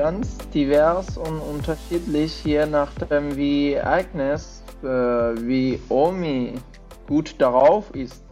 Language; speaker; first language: German; non-native, fluent; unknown